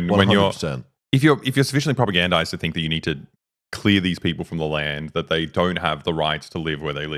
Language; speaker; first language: English; native; English